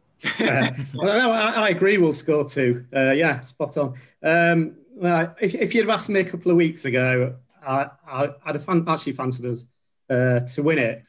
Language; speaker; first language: English; native; English